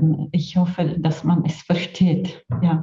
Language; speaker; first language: German; non-native, fluent; Czech